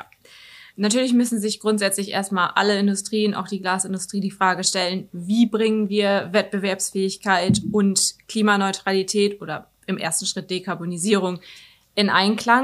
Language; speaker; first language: German; native; German